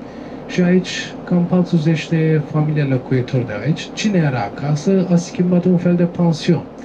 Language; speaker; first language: Romanian; non-native, learner; Turkish